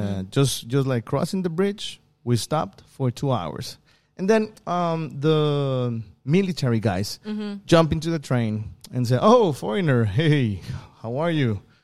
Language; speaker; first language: English; non-native, fluent; Spanish